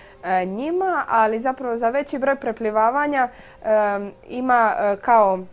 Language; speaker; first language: Croatian; native; Croatian